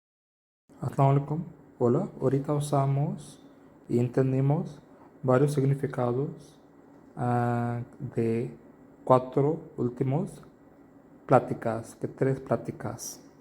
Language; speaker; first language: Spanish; non-native, learner; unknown